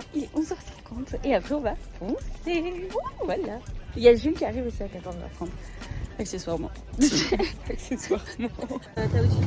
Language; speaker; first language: French; native; French